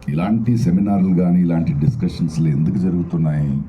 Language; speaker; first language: Telugu; non-native, local second language; Kannada